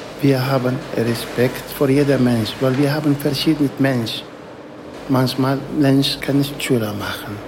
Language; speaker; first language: German; non-native, learner; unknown